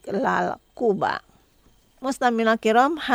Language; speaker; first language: Arabic; non-native, fluent; Indonesian